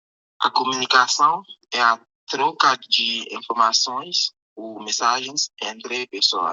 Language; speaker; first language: Portuguese; non-native, learner; Haitian Creole